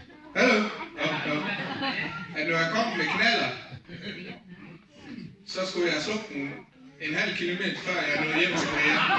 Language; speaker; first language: Danish; early bilingual, other home language; Vietnamese